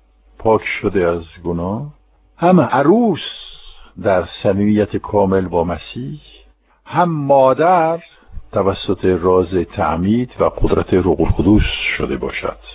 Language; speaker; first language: Persian; non-native, fluent; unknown